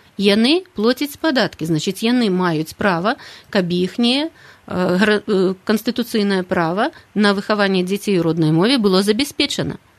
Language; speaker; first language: Belarusian; native; Belarusian